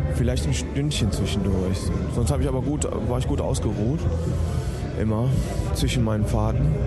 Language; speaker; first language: German; non-native, fluent; French